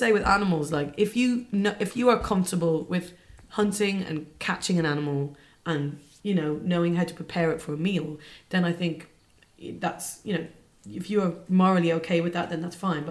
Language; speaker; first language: English; native; English